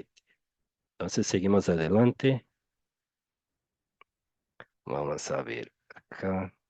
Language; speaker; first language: Spanish; non-native, fluent; Portuguese